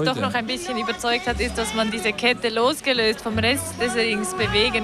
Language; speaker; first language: German; native; German